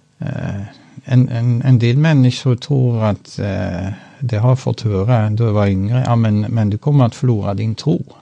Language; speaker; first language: Swedish; non-native, fluent; Dutch